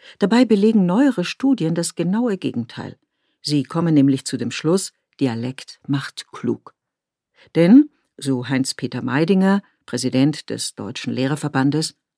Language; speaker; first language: German; native; German